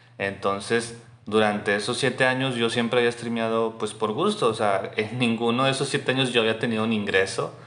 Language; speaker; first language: Spanish; native; Spanish